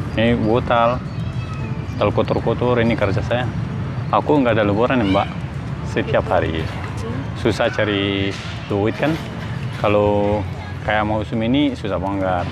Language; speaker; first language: Indonesian; non-native, learner; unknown